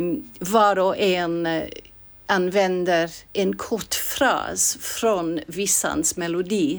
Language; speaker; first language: Swedish; non-native, fluent; English